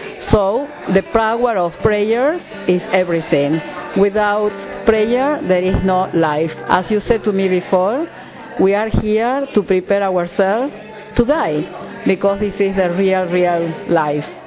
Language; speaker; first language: English; non-native, fluent; Spanish